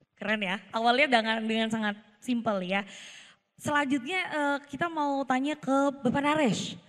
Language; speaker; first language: Indonesian; native; Indonesian